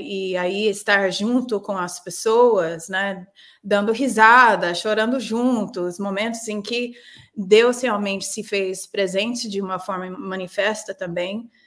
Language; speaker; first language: Portuguese; non-native, fluent; English